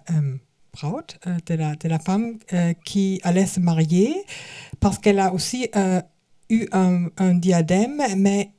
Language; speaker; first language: French; non-native, learner; German